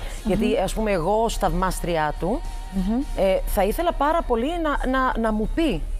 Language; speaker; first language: Greek; early bilingual, heritage; Greek